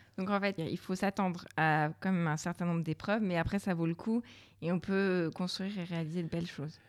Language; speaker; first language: French; native; French